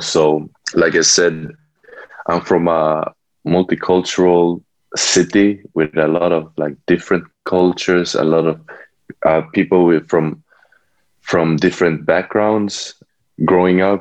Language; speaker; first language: English; non-native, fluent; Swedish